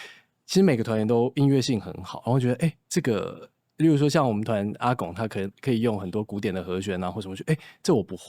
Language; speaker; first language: Chinese; native; Chinese